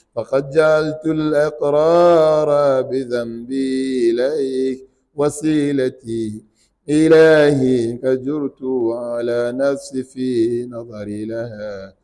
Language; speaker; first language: Arabic; non-native, fluent; Ganda